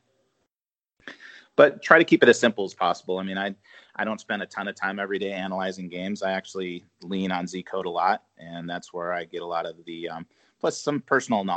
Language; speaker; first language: English; native; English